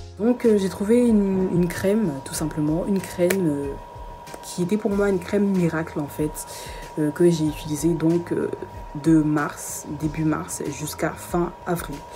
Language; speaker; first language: French; early bilingual, other home language; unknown